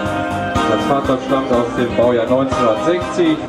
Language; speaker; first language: German; native; German